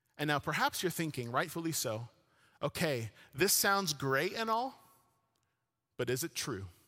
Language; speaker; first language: English; early bilingual, other home language; Arabic